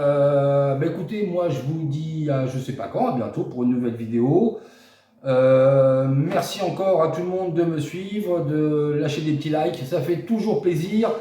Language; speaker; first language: French; native; French